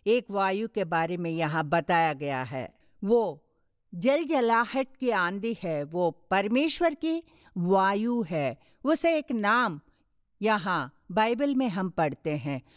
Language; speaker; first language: Hindi; non-native, local second language; Tamil